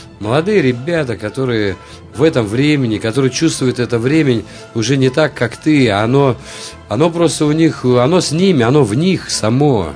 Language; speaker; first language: Russian; native; Russian